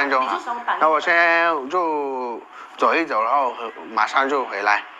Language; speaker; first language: Chinese; non-native, fluent; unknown